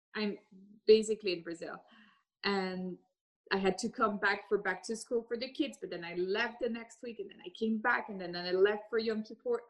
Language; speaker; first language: English; early bilingual, other home language; French